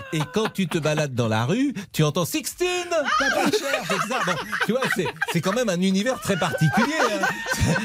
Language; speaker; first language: French; native; French